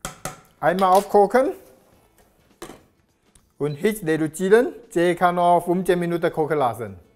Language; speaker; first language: German; non-native, learner; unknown